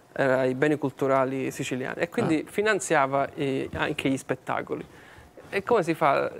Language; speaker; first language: Italian; native; Italian